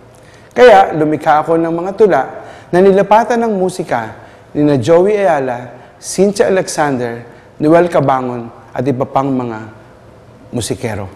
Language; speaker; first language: Filipino; native; Filipino